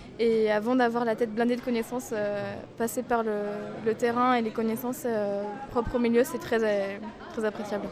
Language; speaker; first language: French; native; French